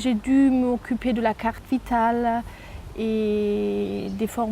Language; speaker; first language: French; non-native, fluent; German